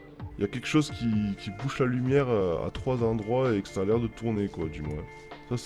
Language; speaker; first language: French; native; French